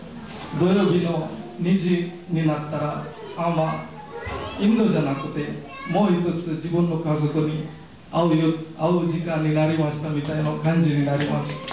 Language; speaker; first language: Japanese; non-native, fluent; Marathi